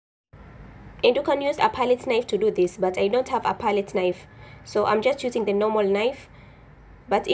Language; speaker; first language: English; non-native, local second language; Swahili